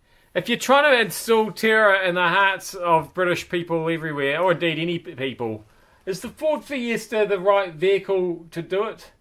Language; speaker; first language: English; native; English